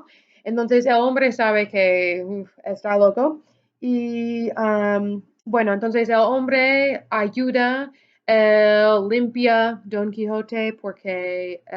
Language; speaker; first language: Spanish; non-native, fluent; English